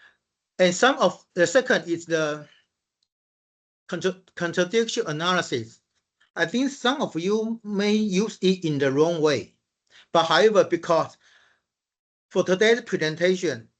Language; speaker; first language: English; non-native, fluent; Chinese